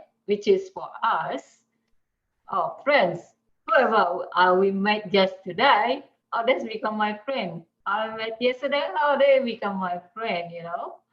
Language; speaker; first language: English; non-native, fluent; Indonesian